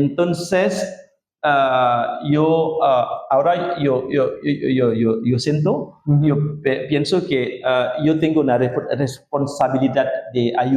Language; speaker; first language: Spanish; non-native, learner; Indonesian